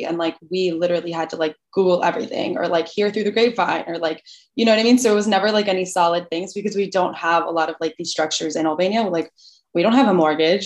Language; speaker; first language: English; early bilingual, other home language; Albanian